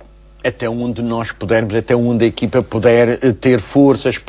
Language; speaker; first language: Portuguese; native; Portuguese